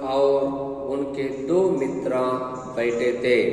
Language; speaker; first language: Hindi; non-native, local second language; Kannada